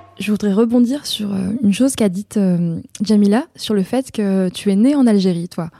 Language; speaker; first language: French; native; French